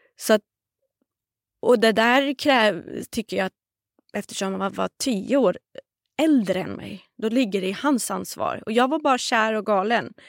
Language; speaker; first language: Swedish; non-native, fluent; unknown